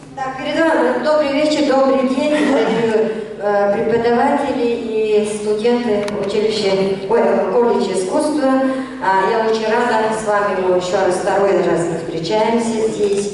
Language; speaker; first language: Russian; non-native, fluent; Mongolian